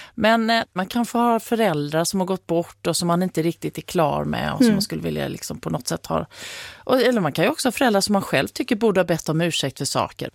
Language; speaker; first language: Swedish; native; Swedish